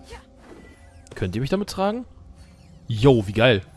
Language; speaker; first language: German; native; German